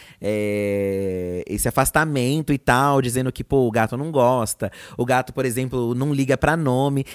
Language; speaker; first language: Portuguese; native; Portuguese